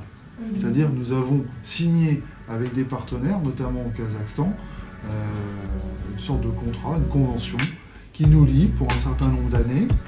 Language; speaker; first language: French; native; French